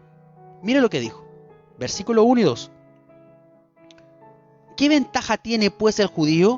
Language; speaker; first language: Spanish; native; Spanish